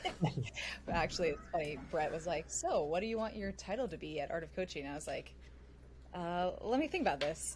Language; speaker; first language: English; native; English